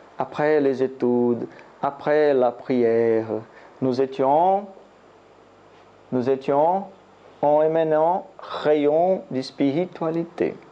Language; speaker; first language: French; non-native, learner; Portuguese